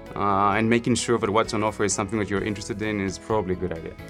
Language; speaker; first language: English; non-native, fluent; Greek